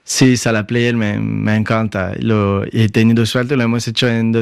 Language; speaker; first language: Spanish; non-native, fluent; French